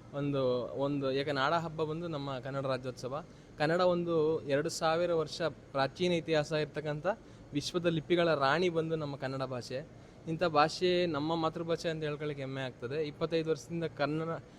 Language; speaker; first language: Kannada; native; Kannada